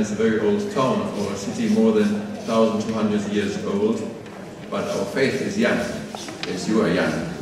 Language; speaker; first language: English; non-native, fluent; German